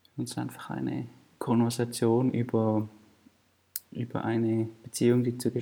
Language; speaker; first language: German; native; German